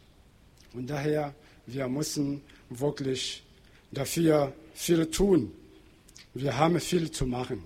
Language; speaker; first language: German; non-native, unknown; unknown